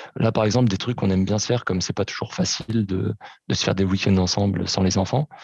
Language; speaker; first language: French; early bilingual, other home language; Portuguese